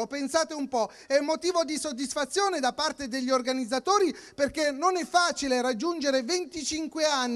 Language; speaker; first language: Italian; native; Italian